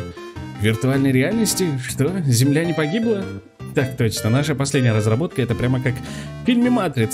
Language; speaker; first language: Russian; native; Russian